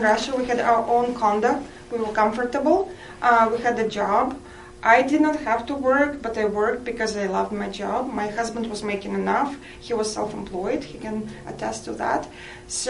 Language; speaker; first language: English; non-native, fluent; Russian